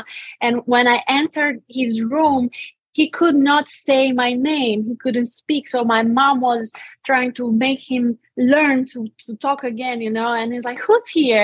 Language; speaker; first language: English; non-native, fluent; Romanian